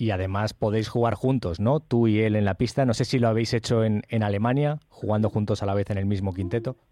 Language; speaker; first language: Spanish; native; Spanish